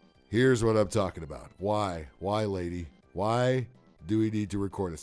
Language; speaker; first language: English; native; English